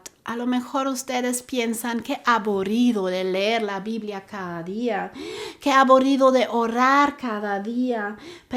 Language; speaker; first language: Spanish; non-native, fluent; German